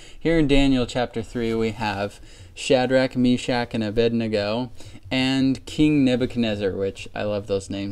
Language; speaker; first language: English; native; English